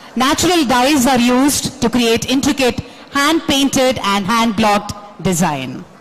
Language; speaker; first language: English; non-native, local second language; Telugu